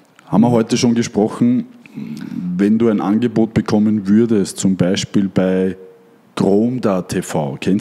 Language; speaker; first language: German; native; German